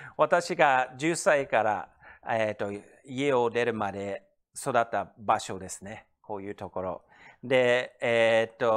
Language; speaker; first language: Japanese; non-native, fluent; English